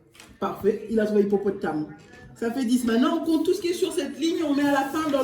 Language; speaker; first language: French; native; French